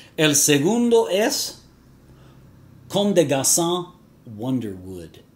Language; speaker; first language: Spanish; native; Spanish